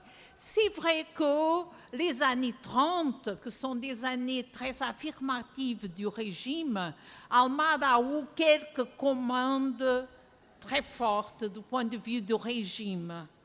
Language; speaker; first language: French; non-native, fluent; Portuguese